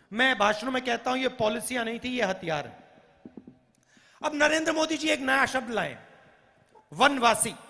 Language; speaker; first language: Hindi; native; Hindi